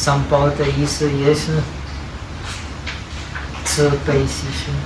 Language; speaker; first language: Chinese; non-native, learner; Czech